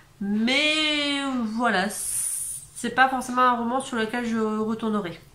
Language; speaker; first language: French; native; French